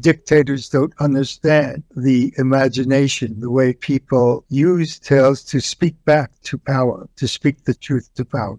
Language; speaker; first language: English; native; English